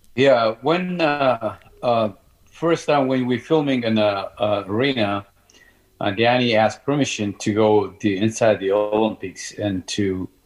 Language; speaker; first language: English; non-native, learner; Amharic